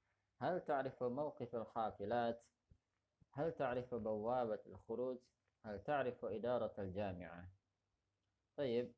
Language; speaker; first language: Arabic; non-native, fluent; Indonesian